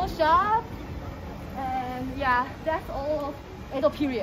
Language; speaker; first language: English; non-native, fluent; Chinese